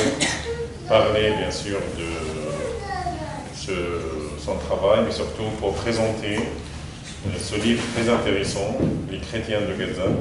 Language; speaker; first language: French; non-native, fluent; Arabic